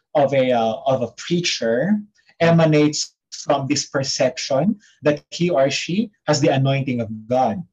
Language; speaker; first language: English; non-native, local second language; Filipino